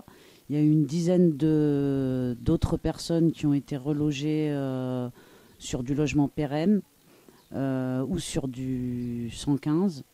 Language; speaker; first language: French; native; French